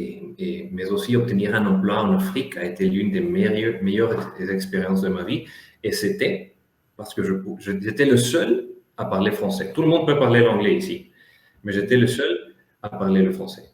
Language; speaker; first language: French; non-native, fluent; Spanish